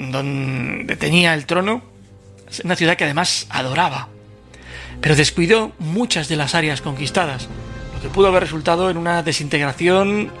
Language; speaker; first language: Spanish; native; Spanish